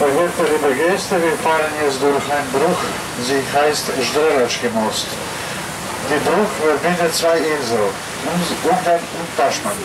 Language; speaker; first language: German; non-native, learner; Croatian